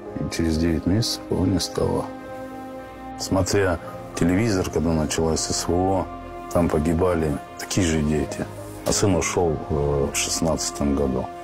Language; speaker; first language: Russian; native; Russian